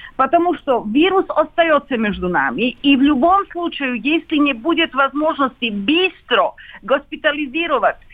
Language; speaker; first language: Russian; non-native, fluent; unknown